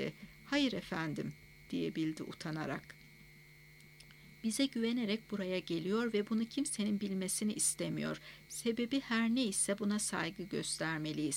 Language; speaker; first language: Turkish; native; Turkish